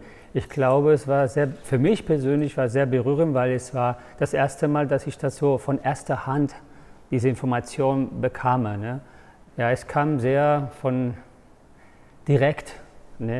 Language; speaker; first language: German; non-native, fluent; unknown